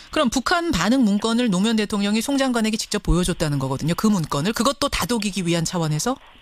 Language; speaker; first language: Korean; native; Korean